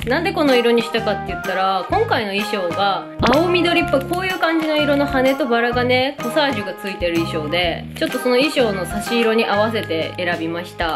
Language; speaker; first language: Japanese; native; Japanese